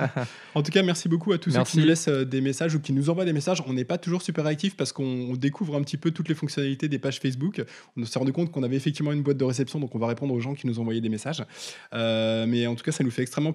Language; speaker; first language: French; native; French